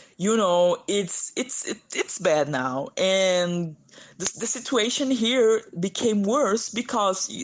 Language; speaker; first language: English; non-native, fluent; Portuguese